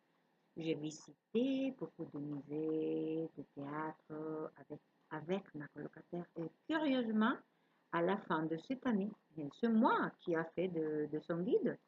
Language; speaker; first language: French; non-native, learner; Spanish